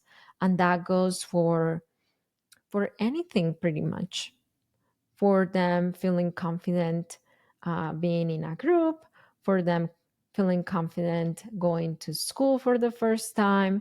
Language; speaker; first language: English; non-native, fluent; Spanish